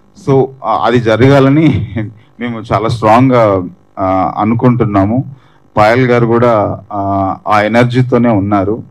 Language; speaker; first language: Telugu; native; Telugu